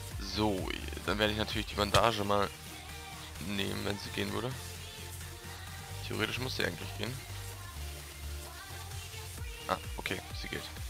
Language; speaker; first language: German; native; German